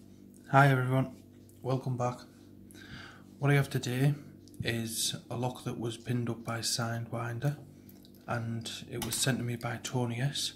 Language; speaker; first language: English; native; English